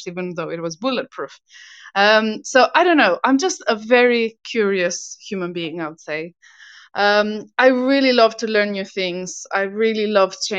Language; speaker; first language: English; non-native, fluent; Albanian